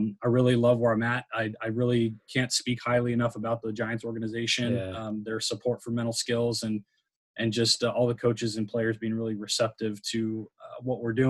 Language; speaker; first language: English; native; English